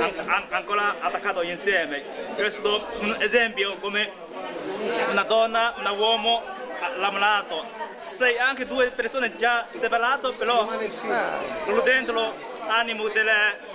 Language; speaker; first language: Italian; non-native, learner; Chinese